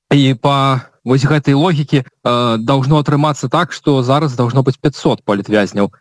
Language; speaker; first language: Belarusian; non-native, local second language; Russian